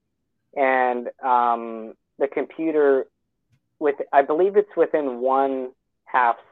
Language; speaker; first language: English; native; English